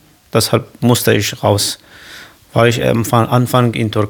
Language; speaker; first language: German; non-native, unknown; Kurdish